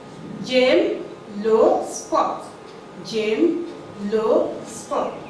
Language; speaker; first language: French; non-native, fluent; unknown